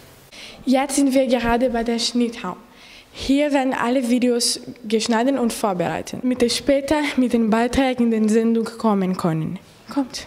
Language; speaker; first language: German; non-native, learner; Portuguese